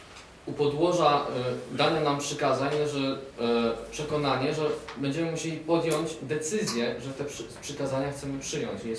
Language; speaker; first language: Polish; native; Polish